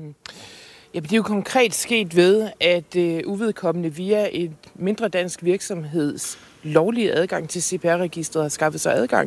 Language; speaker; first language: Danish; native; Danish